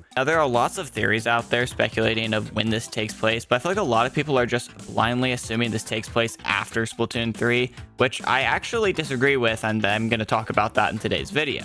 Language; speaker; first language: English; native; English